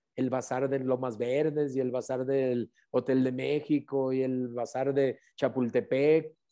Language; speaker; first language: Spanish; native; Spanish